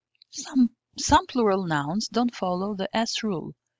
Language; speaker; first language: English; non-native, fluent; Albanian